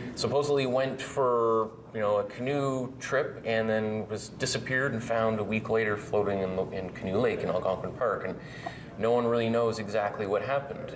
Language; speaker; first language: English; native; English